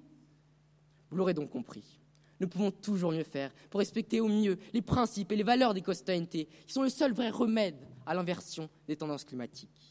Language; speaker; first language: French; non-native, fluent; Romanian